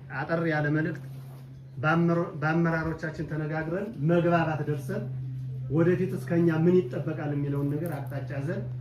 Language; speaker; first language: Amharic; native; Amharic